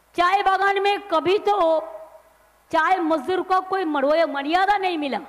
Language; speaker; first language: Hindi; non-native, local second language; Bangla